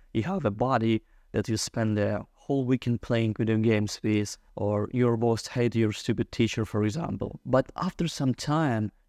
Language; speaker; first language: English; non-native, fluent; Russian